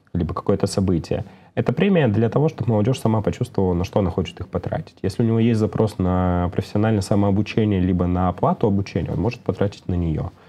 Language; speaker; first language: Russian; native; Russian